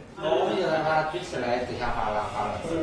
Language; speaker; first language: Chinese; native; Chinese